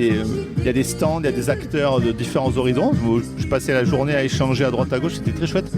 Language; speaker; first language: French; native; French